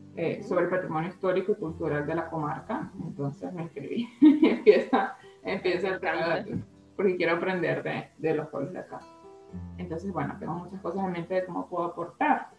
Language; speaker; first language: Spanish; native; Spanish